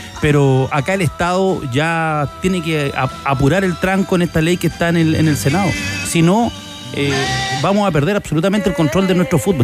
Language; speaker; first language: Spanish; native; Spanish